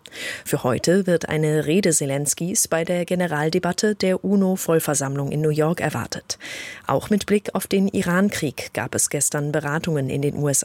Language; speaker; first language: German; native; German